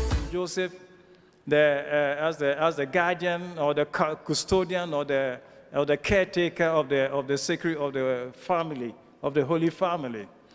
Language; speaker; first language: English; non-native, local second language; Akan